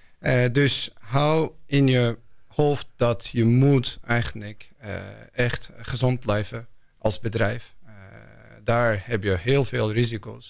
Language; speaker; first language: Dutch; non-native, fluent; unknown